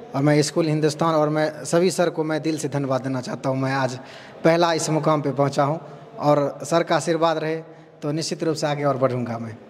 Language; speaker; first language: Hindi; native; Hindi